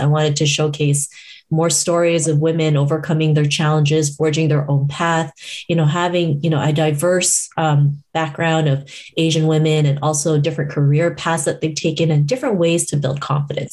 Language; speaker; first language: English; native; English